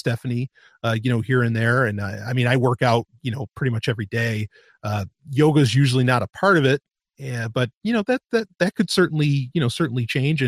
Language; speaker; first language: English; native; English